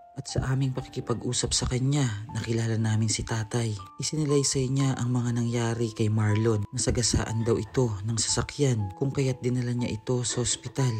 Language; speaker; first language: Filipino; native; Filipino